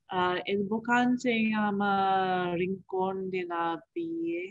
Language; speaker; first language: Spanish; non-native, learner; English